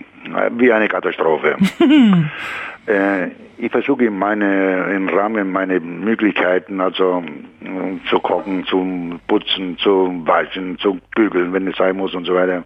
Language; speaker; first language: German; non-native, fluent; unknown